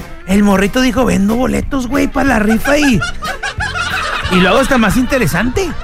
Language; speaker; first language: Spanish; native; Spanish